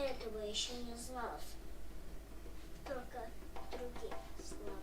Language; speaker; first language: Russian; early bilingual, other home language; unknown